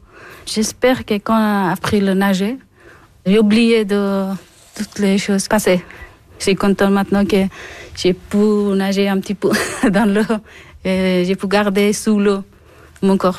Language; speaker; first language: French; non-native, learner; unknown